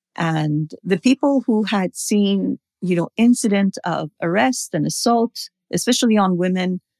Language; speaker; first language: English; non-native, fluent; Persian